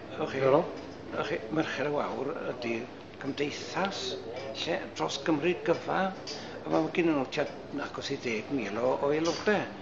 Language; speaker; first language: Welsh; native; Welsh